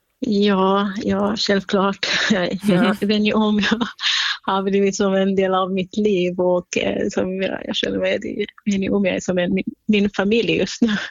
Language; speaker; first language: Swedish; non-native, fluent; Central Kurdish